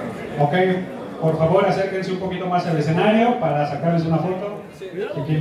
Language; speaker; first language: Spanish; native; Spanish